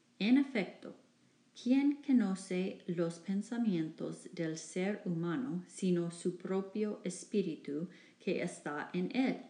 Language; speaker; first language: Spanish; non-native, fluent; English